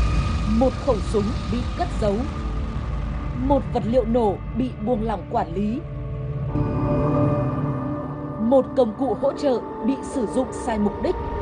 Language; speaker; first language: Vietnamese; native; Vietnamese